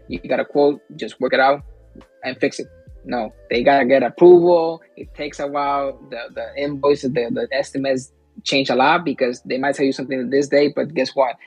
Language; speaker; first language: English; early bilingual, other home language; Spanish